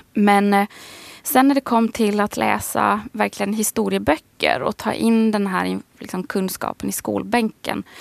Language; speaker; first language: Swedish; native; Swedish